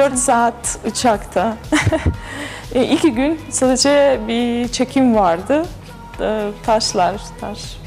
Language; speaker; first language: Turkish; non-native, learner; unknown